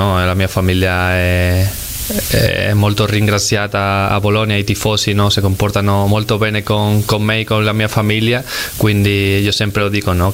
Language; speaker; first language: Italian; non-native, fluent; Spanish